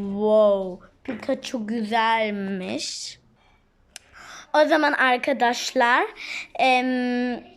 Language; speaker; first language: Turkish; non-native, learner; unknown